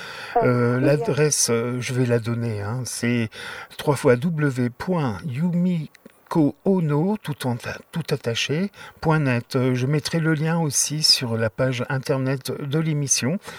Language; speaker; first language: French; native; French